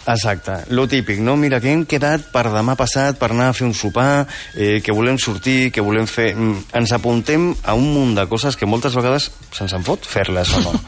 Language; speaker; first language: Catalan; non-native, local second language; Spanish